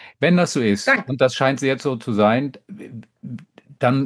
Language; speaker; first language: German; native; German